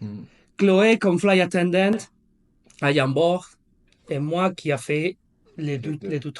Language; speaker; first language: French; non-native, fluent; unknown